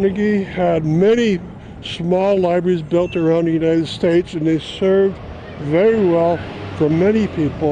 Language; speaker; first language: English; native; English